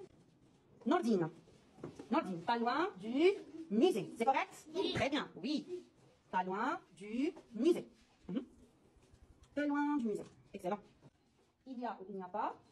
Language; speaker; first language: French; non-native, local second language; Arabic